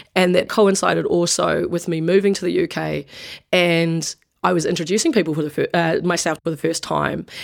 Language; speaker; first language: English; native; English